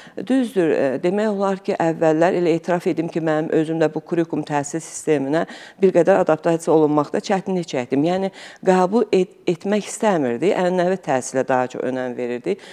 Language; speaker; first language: Azerbaijani; native; Azerbaijani